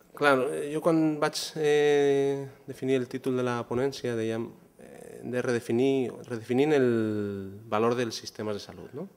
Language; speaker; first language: Catalan; non-native, local second language; Spanish